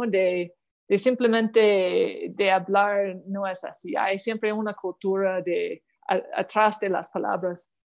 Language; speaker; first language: Spanish; non-native, fluent; English